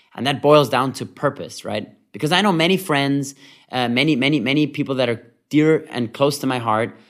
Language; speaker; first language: English; early bilingual, other home language; Hebrew